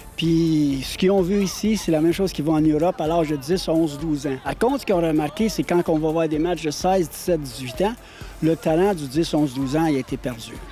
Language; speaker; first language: French; native; French